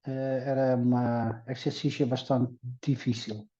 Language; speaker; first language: Portuguese; early bilingual, heritage; Dutch